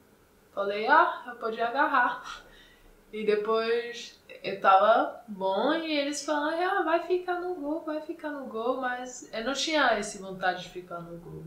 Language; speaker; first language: Portuguese; non-native, fluent; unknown